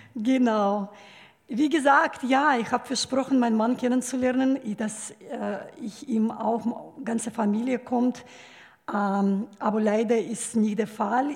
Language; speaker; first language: German; non-native, fluent; Russian